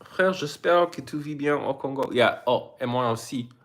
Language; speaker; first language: French; non-native, learner; English